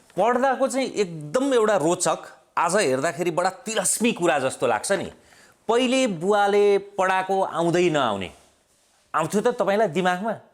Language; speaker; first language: Nepali; native; Nepali